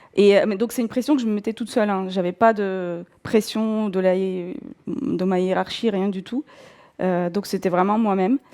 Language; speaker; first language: French; non-native, fluent; Russian